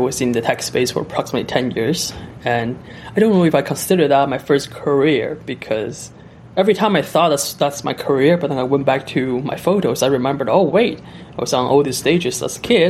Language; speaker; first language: English; non-native, fluent; Chinese